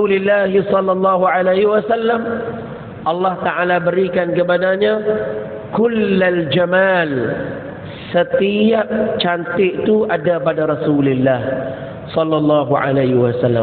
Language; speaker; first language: Malay; native; Malay